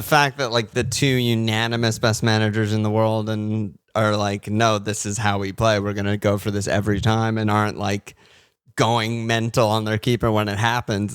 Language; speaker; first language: English; native; English